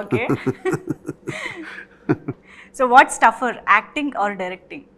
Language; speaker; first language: English; non-native, local second language; Telugu